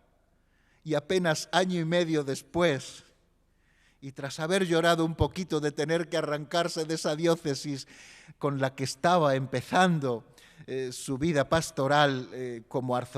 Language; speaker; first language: Spanish; native; Spanish